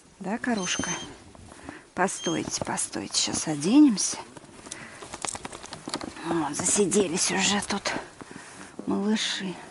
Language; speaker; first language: Russian; native; Russian